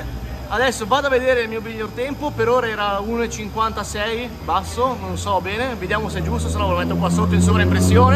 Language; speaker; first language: Italian; native; Italian